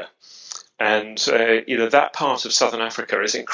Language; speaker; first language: English; native; English